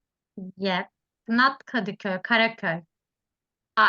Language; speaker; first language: English; non-native, learner; Turkish